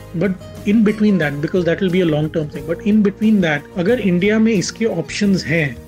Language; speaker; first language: English; non-native, local second language; Hindi